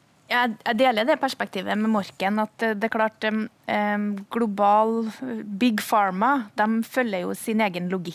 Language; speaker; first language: Norwegian; native; Norwegian